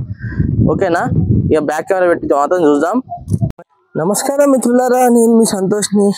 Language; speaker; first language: Telugu; native; Telugu